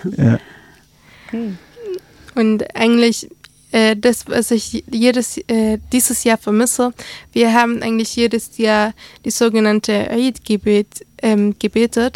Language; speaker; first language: German; early bilingual, other home language; Arabic